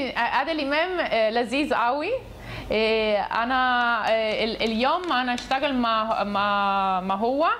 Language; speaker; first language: Arabic; non-native, learner; Italian